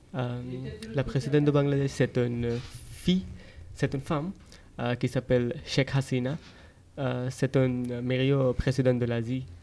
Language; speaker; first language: French; non-native, learner; Bangla